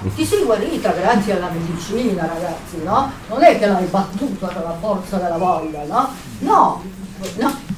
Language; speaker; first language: Italian; native; Italian